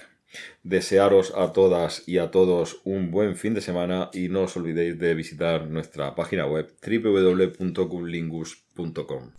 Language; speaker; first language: Spanish; native; Spanish